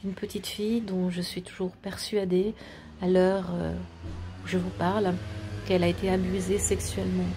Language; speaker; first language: French; native; French